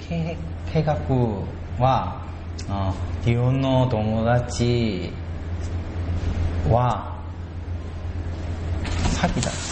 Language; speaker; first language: Japanese; non-native, learner; Korean